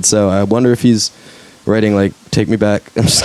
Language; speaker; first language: English; native; English